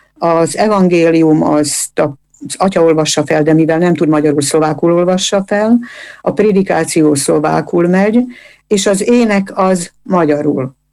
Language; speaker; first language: Hungarian; native; Hungarian